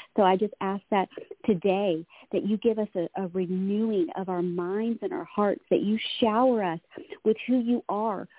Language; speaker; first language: English; native; English